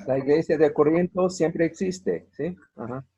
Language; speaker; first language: Spanish; non-native, fluent; English